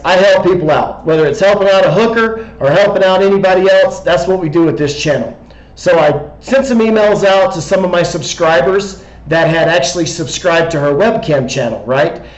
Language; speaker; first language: English; native; English